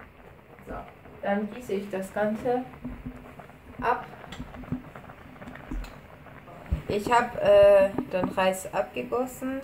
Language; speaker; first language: German; non-native, fluent; Persian